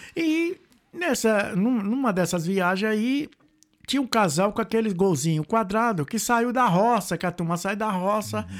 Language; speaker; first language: Portuguese; native; Portuguese